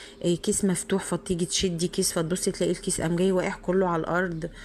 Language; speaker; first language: Arabic; native; Arabic